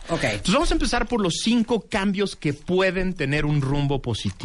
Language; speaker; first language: Spanish; native; Spanish